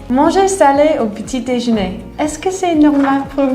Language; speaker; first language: French; non-native, fluent; English